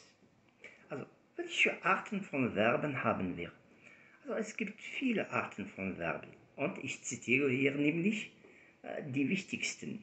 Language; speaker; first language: German; non-native, fluent; Arabic